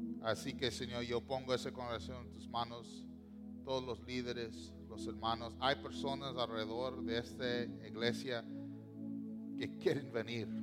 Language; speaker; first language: Spanish; non-native, local second language; English